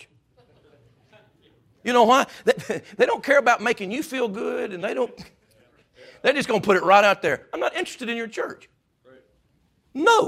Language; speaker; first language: English; native; English